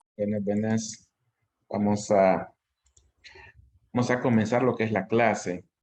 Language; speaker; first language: Spanish; native; Spanish